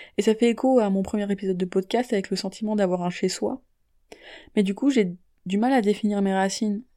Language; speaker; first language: French; native; French